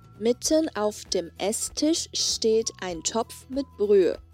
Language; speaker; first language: German; non-native, fluent; Chinese